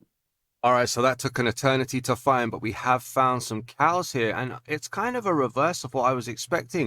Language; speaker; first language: English; native; English